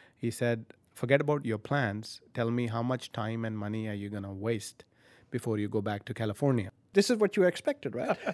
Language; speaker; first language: English; non-native, local second language; Punjabi